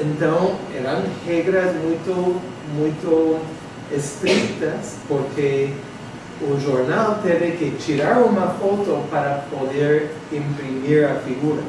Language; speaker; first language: Portuguese; non-native, fluent; English